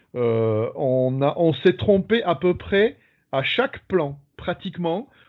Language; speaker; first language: French; native; French